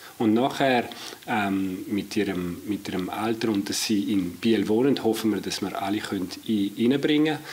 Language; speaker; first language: German; non-native, local second language; French